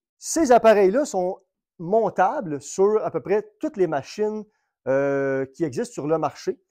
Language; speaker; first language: French; native; French